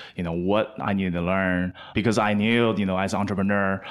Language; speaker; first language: English; non-native, fluent; Chinese